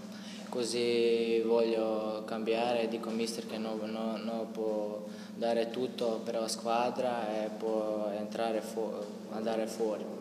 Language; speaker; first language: Italian; non-native, learner; Croatian